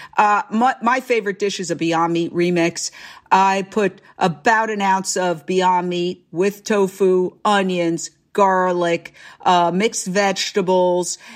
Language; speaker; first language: English; native; English